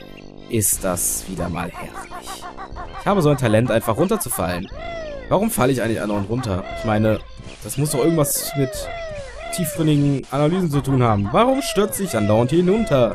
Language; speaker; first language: German; native; German